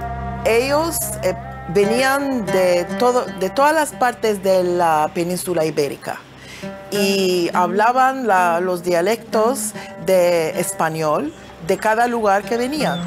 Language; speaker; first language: Spanish; early bilingual, heritage; Ladino